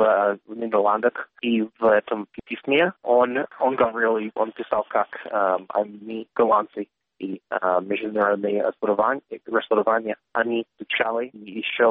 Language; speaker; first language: Russian; non-native, learner; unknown